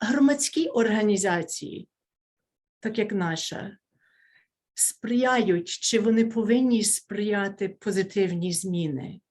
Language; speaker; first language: Ukrainian; early bilingual, heritage; Ukrainian